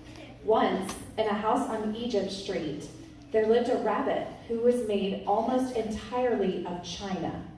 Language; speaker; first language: English; native; English